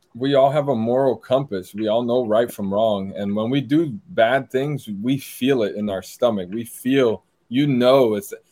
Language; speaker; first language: English; early bilingual, other home language; Portuguese